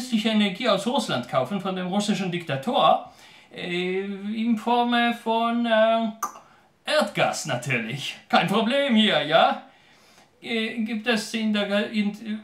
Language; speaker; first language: German; non-native, fluent; Polish